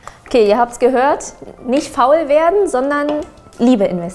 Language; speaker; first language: German; native; German